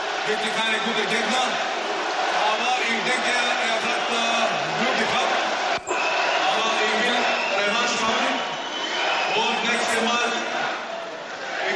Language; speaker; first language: German; non-native, learner; Bulgarian